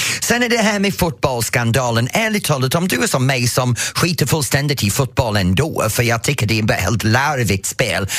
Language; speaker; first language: Swedish; non-native, fluent; English